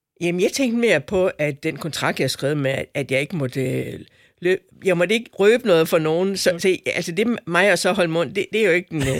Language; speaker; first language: Danish; native; Danish